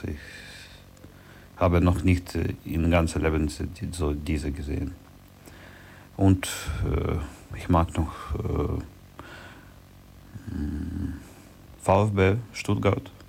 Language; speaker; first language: German; non-native, learner; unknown